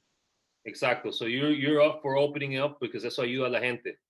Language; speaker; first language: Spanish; early bilingual, heritage; Spanish